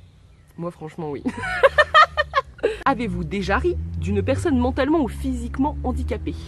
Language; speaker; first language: French; native; French